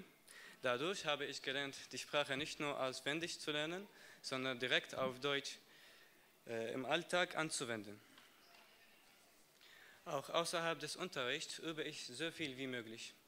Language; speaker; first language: German; non-native, learner; Arabic